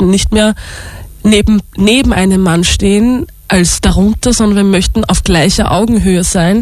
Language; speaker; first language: German; native; German